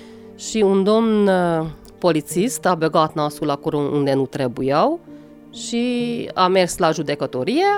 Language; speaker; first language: Romanian; non-native, local second language; Hungarian